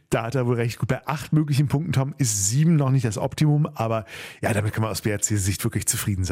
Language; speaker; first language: German; native; German